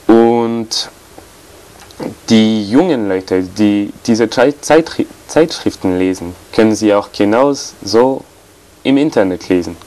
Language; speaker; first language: German; non-native, fluent; French